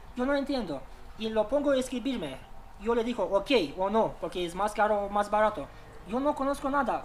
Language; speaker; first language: Spanish; non-native, learner; Romanian